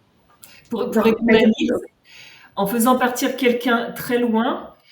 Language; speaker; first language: French; native; French